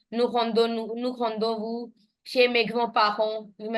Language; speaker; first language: French; non-native, fluent; Punjabi